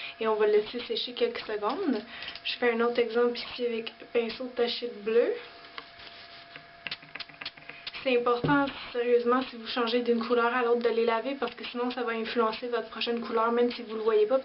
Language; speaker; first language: French; native; French